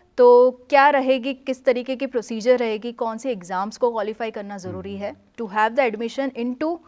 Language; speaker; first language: Hindi; non-native, local second language; Gujarati